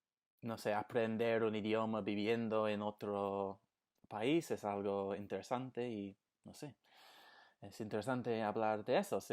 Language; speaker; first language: Spanish; non-native, fluent; English